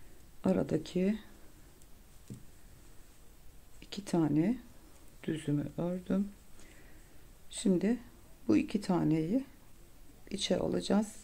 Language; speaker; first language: Turkish; native; Turkish